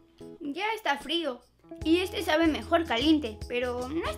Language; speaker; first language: Spanish; native; Spanish